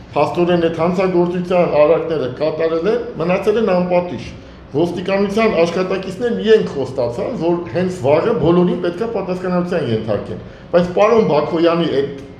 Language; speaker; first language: Armenian; native; Armenian